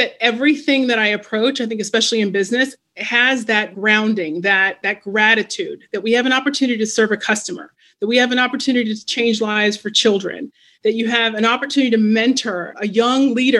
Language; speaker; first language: English; non-native, fluent; Spanish